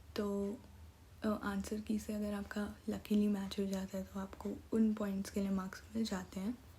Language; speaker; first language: Hindi; native; Hindi